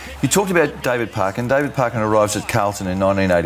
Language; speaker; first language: English; native; English